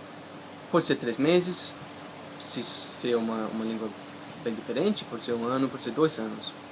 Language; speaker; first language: Portuguese; non-native, fluent; English